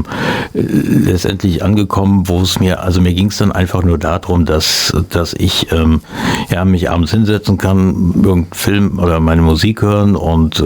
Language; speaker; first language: German; native; German